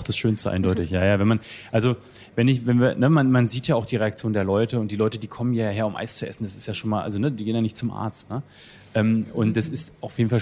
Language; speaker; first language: German; native; German